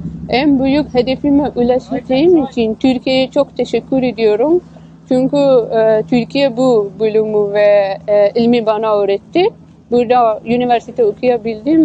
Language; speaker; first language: Turkish; non-native, fluent; Persian